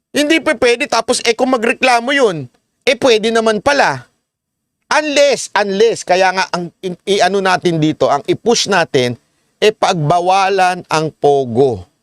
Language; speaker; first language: Filipino; native; Filipino